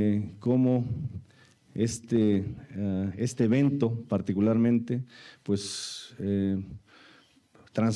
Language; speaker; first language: Spanish; native; Spanish